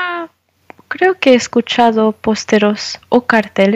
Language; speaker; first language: Spanish; non-native, learner; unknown